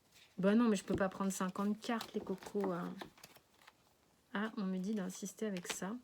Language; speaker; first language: French; native; French